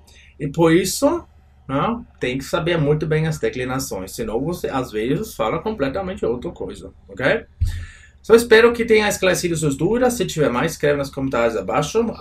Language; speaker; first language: Portuguese; non-native, fluent; German